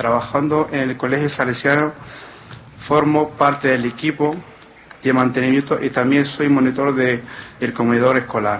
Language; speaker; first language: Spanish; non-native, fluent; Arabic